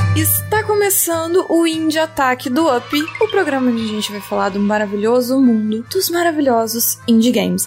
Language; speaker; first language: Portuguese; native; Portuguese